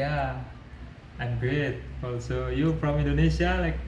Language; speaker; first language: English; non-native, learner; Indonesian